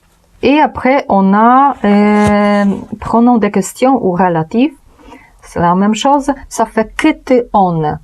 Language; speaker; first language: French; non-native, fluent; Polish